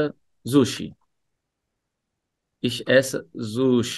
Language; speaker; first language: German; non-native, fluent; Portuguese